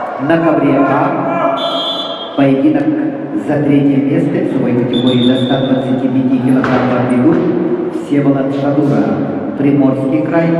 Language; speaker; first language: Russian; native; Russian